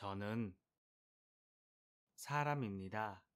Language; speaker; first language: Korean; non-native, fluent; Vietnamese